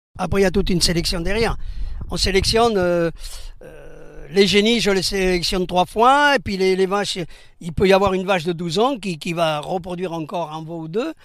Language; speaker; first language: French; early bilingual, other home language; Spanish